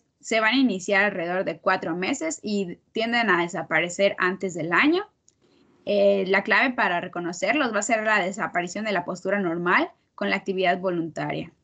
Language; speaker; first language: Spanish; native; Spanish